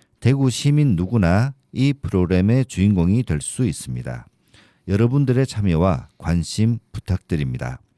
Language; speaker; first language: Korean; native; Korean